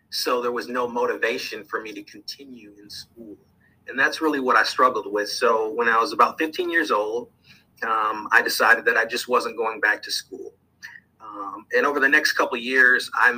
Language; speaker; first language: English; native; English